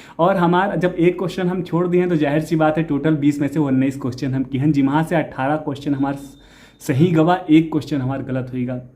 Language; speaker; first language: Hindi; native; Hindi